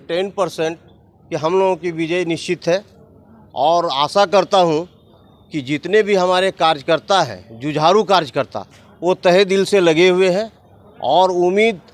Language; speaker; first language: Hindi; native; Hindi